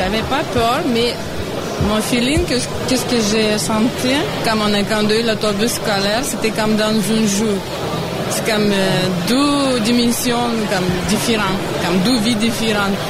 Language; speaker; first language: French; non-native, learner; Russian